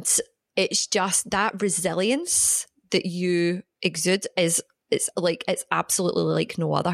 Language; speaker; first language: English; native; English